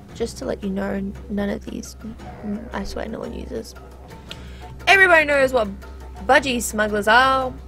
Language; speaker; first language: English; native; English